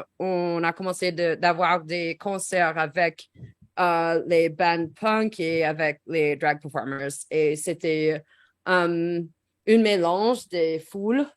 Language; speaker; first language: French; non-native, learner; English